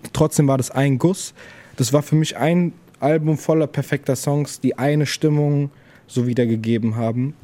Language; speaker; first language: German; native; German